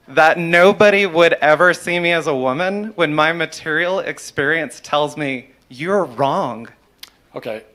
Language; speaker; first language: English; native; English